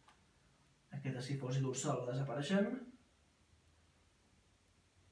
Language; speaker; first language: Catalan; native; Catalan